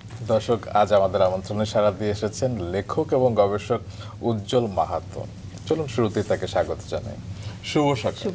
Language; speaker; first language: Bangla; native; Bangla